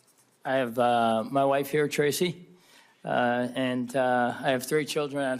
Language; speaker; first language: English; native; English